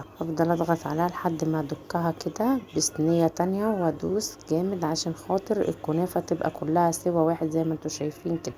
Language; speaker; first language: Arabic; native; Arabic